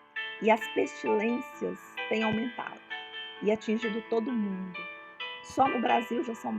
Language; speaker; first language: Portuguese; native; Portuguese